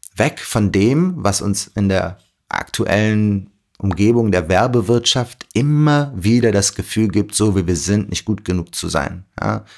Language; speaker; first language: German; early bilingual, other home language; Arabic